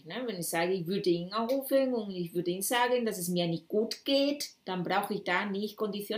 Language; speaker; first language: German; non-native, fluent; Spanish